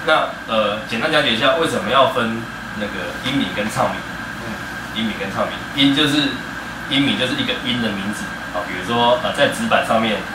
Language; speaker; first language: Chinese; native; Chinese